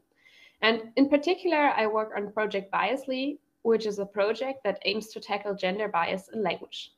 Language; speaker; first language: English; non-native, fluent; German